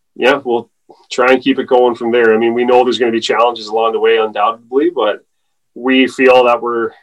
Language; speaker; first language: English; native; English